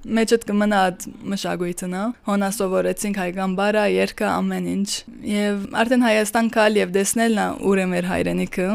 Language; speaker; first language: Armenian; early bilingual, heritage; Armenian